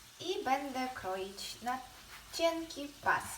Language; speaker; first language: Polish; non-native, fluent; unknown